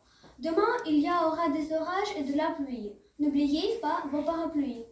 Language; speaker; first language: French; non-native, learner; Russian